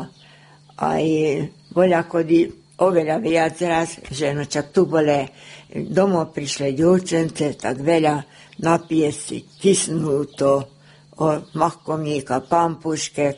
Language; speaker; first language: Slovak; native; Slovak